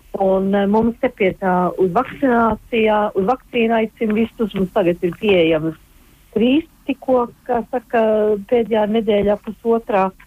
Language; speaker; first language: Latvian; early bilingual, heritage; Latvian